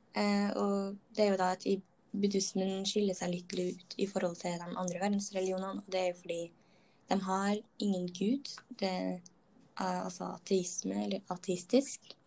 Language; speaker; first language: Norwegian; native; Norwegian